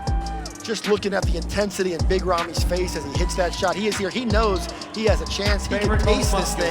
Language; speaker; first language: English; native; English